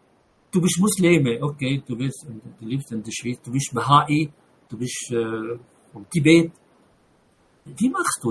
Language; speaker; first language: German; non-native, fluent; Arabic